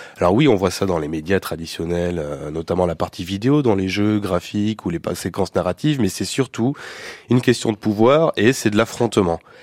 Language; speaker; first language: French; native; French